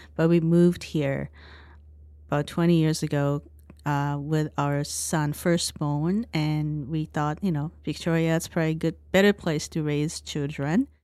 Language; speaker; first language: English; non-native, fluent; Japanese